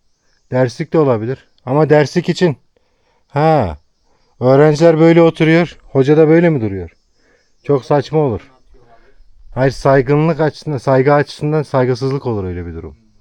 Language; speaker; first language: Turkish; native; Turkish